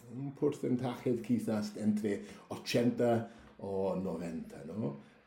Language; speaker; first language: Spanish; native; Spanish